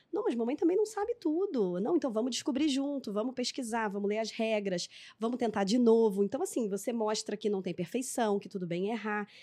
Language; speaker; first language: Portuguese; native; Portuguese